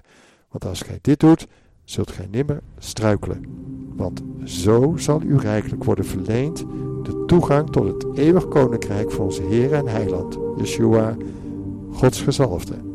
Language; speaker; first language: Dutch; native; Dutch